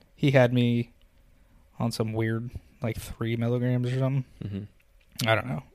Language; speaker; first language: English; native; English